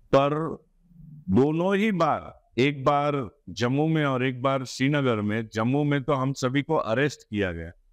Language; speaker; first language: Hindi; non-native, local second language; Gujarati